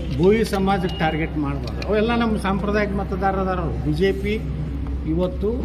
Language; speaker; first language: Kannada; native; Kannada